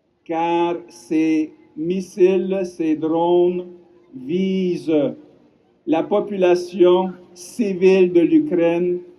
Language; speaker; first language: French; non-native, local second language; Ukrainian